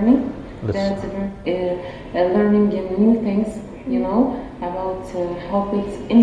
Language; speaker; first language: English; non-native, learner; Arabic